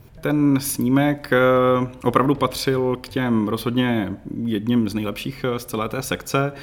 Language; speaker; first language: Czech; native; Czech